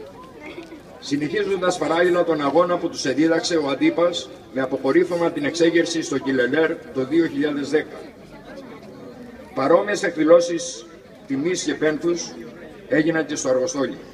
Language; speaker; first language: Greek; native; Greek